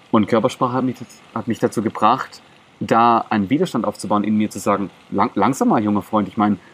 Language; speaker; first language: German; non-native, local second language; Greek